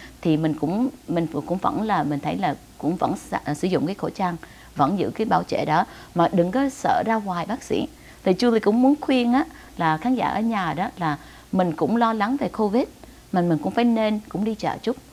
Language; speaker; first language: Vietnamese; early bilingual, heritage; Vietnamese